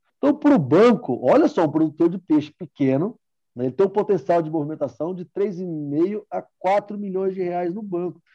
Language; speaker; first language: Portuguese; native; Portuguese